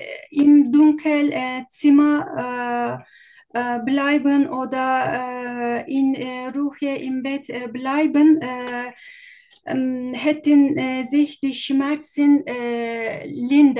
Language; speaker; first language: German; non-native, learner; Turkish